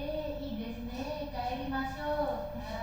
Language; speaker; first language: Japanese; non-native, learner; Indonesian